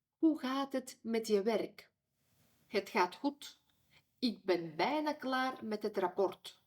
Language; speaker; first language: Dutch; non-native, fluent; Ukrainian